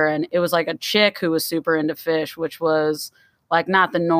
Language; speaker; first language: English; native; English